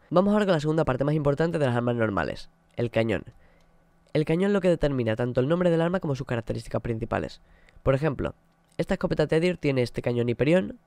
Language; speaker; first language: Spanish; native; Spanish